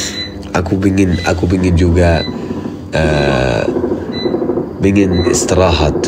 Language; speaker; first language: Indonesian; non-native, fluent; Arabic